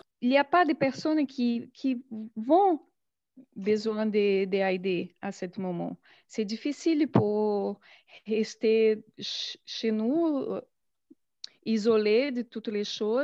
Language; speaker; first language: French; non-native, learner; Portuguese